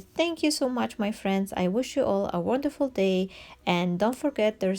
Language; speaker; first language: English; non-native, fluent; Polish